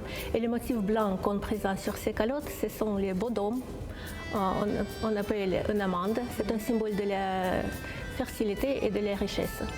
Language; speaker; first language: French; non-native, fluent; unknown